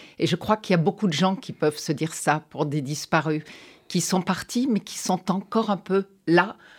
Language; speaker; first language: French; native; French